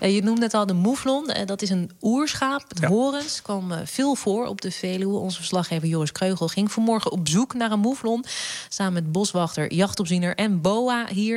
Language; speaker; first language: Dutch; native; Dutch